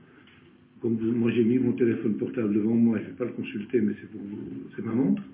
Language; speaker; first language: French; native; French